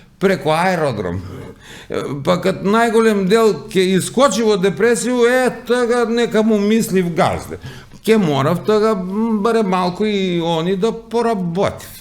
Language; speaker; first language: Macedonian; native; Macedonian